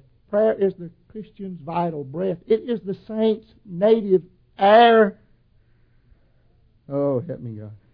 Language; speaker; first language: English; native; English